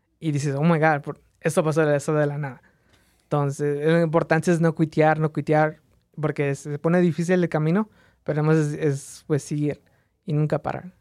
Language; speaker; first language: Spanish; early bilingual, heritage; Spanish